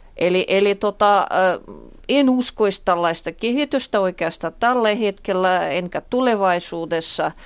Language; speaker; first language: Finnish; non-native, fluent; Russian